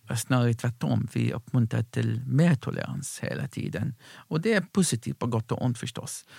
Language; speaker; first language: Swedish; non-native, fluent; Arabic